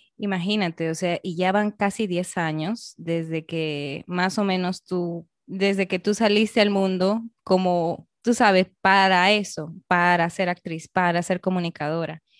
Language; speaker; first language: Spanish; native; Spanish